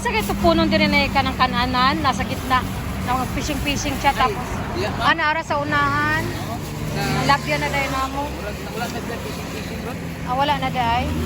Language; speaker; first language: Filipino; non-native, local second language; Cebuano